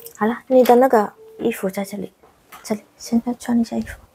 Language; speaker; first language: Chinese; non-native, learner; Indonesian